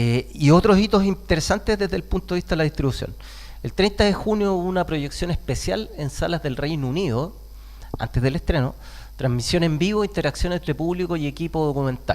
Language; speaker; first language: Spanish; native; Spanish